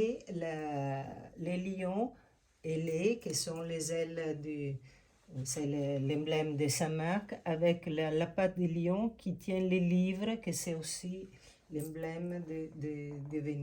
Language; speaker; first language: French; non-native, fluent; Italian